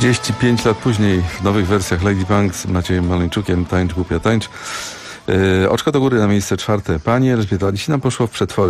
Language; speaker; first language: Polish; native; Polish